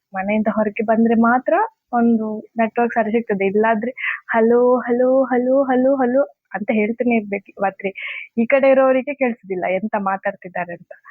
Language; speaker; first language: Kannada; native; Kannada